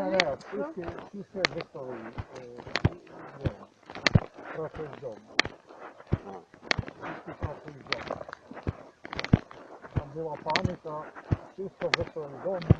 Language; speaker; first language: Polish; non-native, learner; Slovenian